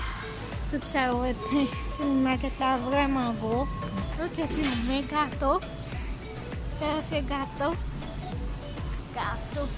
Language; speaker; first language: French; non-native, learner; Haitian Creole